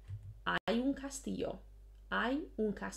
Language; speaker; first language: Spanish; non-native, fluent; English